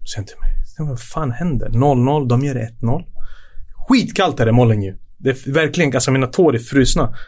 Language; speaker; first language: Swedish; early bilingual, other home language; Serbian